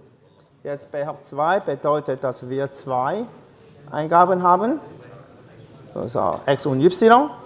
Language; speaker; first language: German; non-native, fluent; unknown